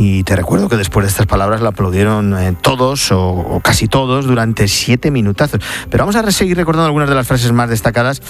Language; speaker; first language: Spanish; native; Spanish